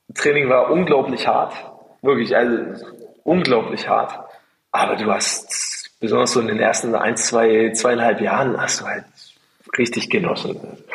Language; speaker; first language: German; native; German